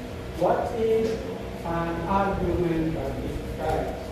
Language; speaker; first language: English; non-native, fluent; Indonesian